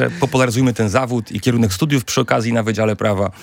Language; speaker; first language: Polish; native; Polish